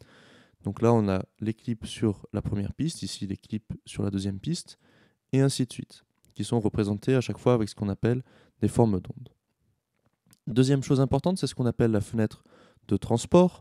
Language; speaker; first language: French; native; French